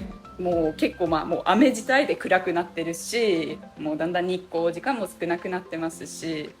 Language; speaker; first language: Japanese; non-native, fluent; Finnish